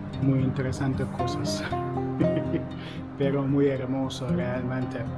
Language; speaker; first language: Spanish; non-native, learner; Turkish